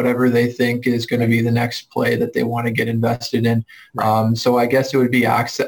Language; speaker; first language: English; native; English